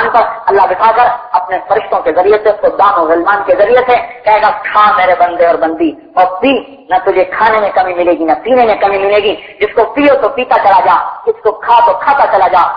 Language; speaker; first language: Urdu; non-native, local second language; Punjabi